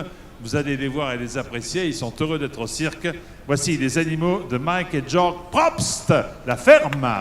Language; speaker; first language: French; native; French